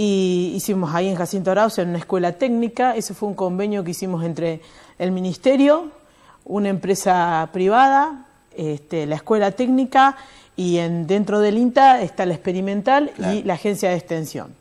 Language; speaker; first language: Spanish; native; Spanish